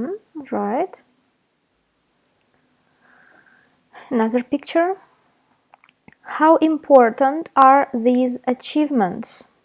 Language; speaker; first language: English; non-native, fluent; Russian